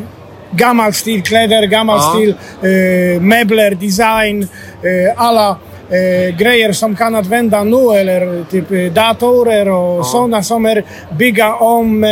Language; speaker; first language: Swedish; non-native, learner; Polish